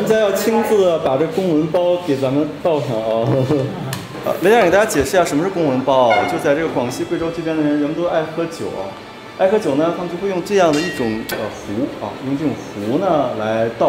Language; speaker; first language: Chinese; native; Chinese